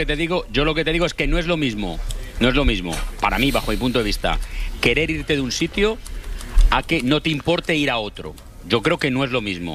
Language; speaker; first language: Spanish; native; Spanish